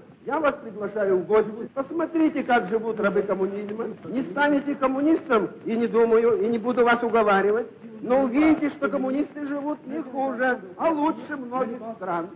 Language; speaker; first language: Russian; native; Russian